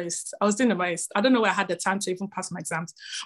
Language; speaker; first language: English; non-native, fluent; Italian